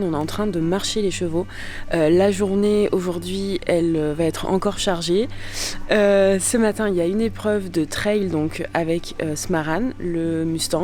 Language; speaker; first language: French; native; French